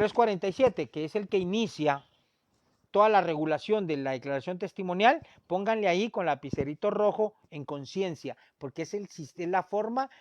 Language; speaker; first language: Spanish; native; Spanish